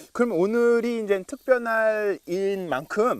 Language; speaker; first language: Korean; non-native, fluent; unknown